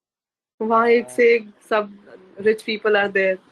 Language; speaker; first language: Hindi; native; Hindi